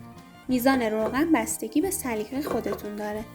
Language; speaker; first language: Persian; native; Persian